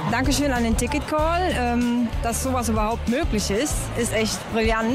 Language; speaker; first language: German; native; German